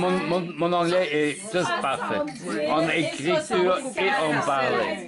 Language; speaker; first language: French; non-native, learner; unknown